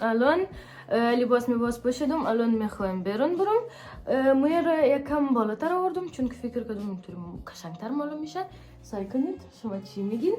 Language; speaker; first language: Persian; early bilingual, heritage; Persian